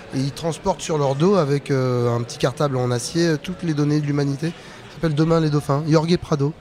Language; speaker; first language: French; native; French